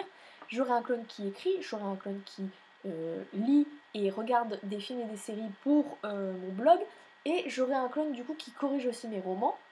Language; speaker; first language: French; native; French